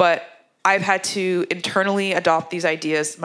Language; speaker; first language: English; native; English